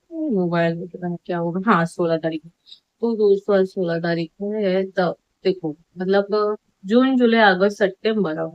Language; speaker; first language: Hindi; non-native, local second language; Marathi